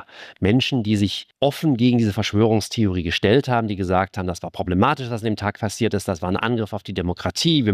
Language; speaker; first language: German; native; German